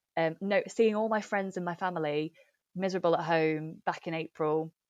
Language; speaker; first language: English; native; English